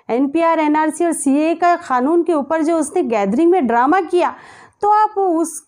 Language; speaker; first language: Hindi; native; Hindi